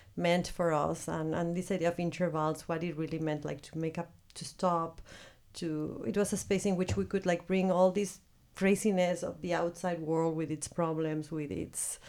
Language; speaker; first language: English; non-native, fluent; Spanish